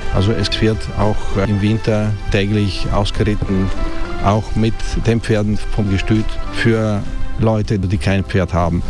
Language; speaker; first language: German; non-native, fluent; Italian